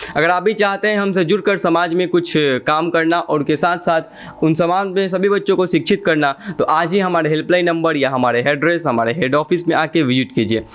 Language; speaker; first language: Hindi; native; Hindi